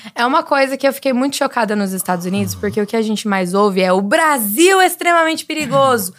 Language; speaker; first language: Portuguese; native; Portuguese